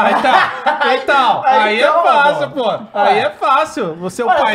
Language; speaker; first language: Portuguese; native; Portuguese